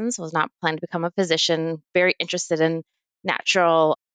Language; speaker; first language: English; native; English